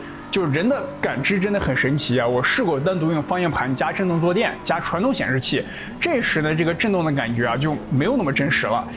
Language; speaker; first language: Chinese; native; Chinese